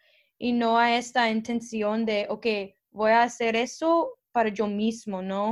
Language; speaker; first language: Spanish; non-native, fluent; English